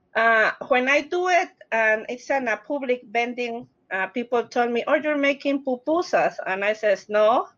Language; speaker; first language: English; non-native, learner; Spanish